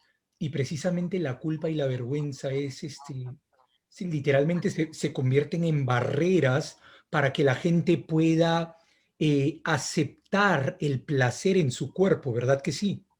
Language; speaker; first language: Spanish; native; Spanish